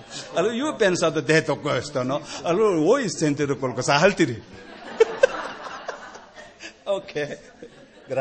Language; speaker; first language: Italian; non-native, learner; Tibetan